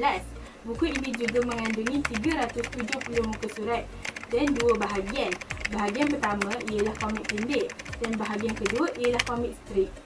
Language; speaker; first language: Malay; native; Malay